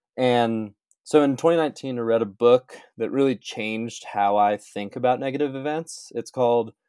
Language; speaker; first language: English; native; English